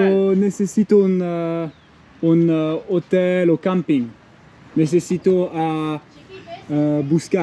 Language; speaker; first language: Spanish; non-native, learner; French